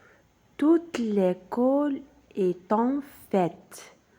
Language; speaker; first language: French; non-native, local second language; Arabic